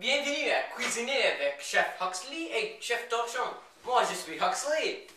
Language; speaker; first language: French; non-native, learner; English